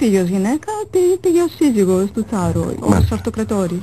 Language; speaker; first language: Greek; non-native, fluent; Serbian